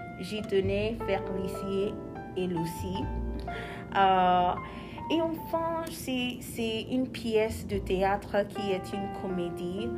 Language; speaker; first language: French; non-native, learner; English